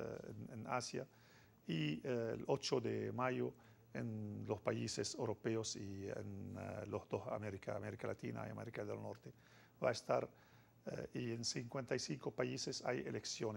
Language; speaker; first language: Spanish; non-native, fluent; Arabic